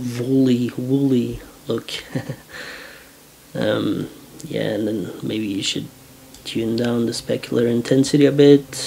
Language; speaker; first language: English; non-native, fluent; Norwegian